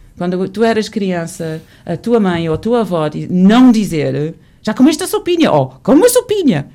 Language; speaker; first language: Portuguese; non-native, fluent; English